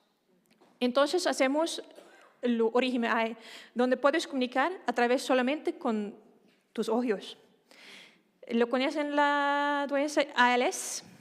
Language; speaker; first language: Spanish; non-native, fluent; Danish